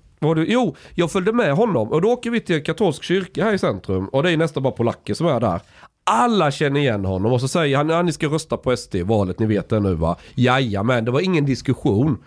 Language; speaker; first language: Swedish; native; Swedish